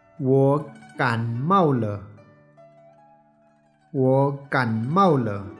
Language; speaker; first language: Chinese; non-native, fluent; Tibetan